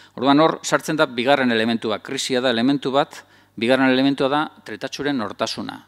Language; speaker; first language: Basque; native; Basque